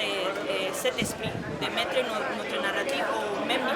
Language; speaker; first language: French; non-native, fluent; Spanish